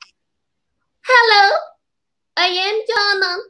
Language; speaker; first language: English; non-native, learner; Turkish